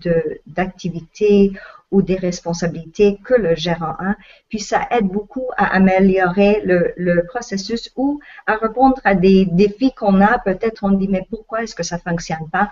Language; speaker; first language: French; non-native, local second language; English